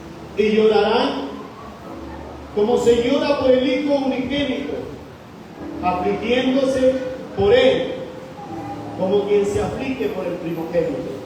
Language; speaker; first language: Spanish; native; Spanish